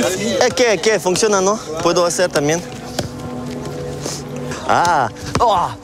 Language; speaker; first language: Spanish; non-native, learner; French